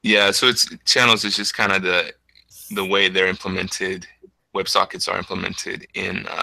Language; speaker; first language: English; native; English